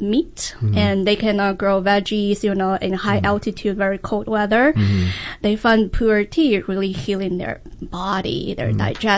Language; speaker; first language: English; non-native, fluent; Chinese